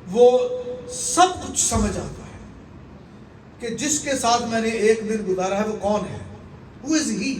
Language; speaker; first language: Urdu; native; Urdu